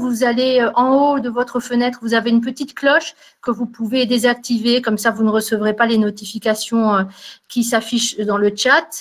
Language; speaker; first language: French; native; French